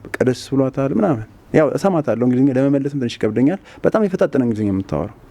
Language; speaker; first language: Amharic; native; Amharic